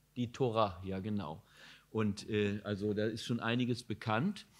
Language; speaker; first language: German; native; German